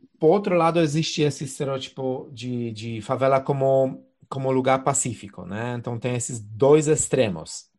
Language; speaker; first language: Portuguese; non-native, fluent; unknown